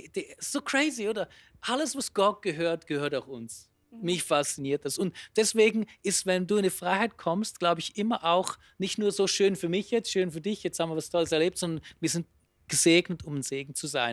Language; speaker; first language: German; native; German